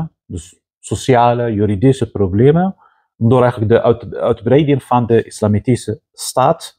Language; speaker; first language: Dutch; non-native, fluent; Arabic